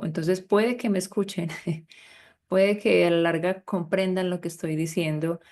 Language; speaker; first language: Spanish; native; Spanish